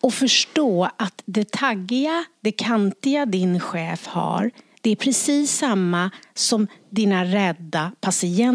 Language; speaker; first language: Swedish; native; Swedish